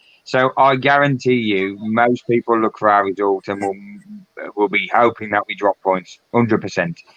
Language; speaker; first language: English; native; English